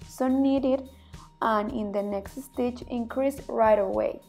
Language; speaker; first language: English; non-native, fluent; Spanish